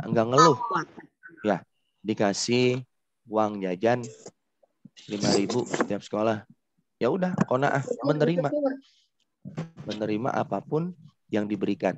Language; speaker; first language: Indonesian; native; Indonesian